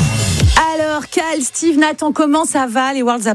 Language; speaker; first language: French; native; French